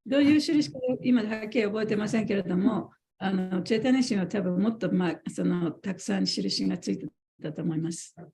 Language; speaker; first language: Japanese; native; Japanese